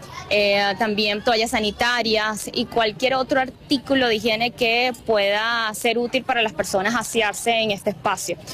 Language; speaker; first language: Spanish; native; Spanish